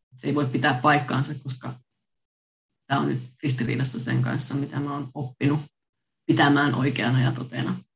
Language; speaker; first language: Finnish; native; Finnish